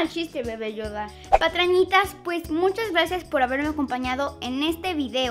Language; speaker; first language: Spanish; native; Spanish